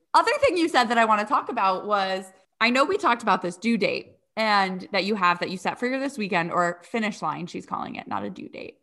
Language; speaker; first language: English; native; English